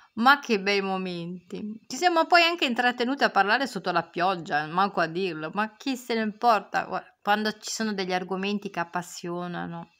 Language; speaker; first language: Italian; native; Italian